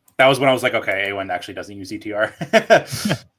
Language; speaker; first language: English; native; English